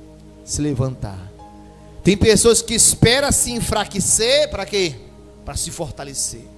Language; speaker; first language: Portuguese; native; Portuguese